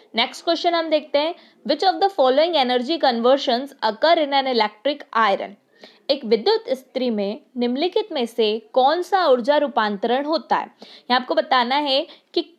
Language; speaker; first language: Hindi; native; Hindi